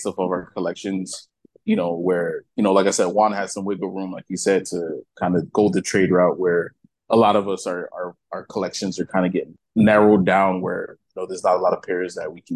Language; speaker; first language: English; native; English